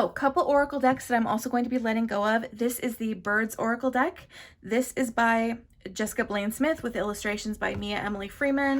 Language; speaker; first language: English; native; English